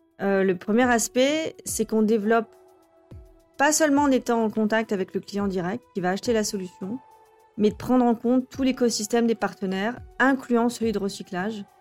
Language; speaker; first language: French; native; French